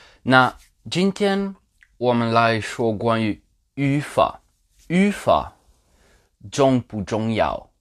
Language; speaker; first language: Chinese; non-native, learner; Polish